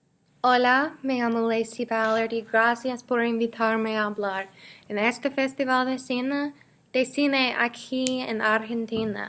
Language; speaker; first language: Spanish; non-native, learner; English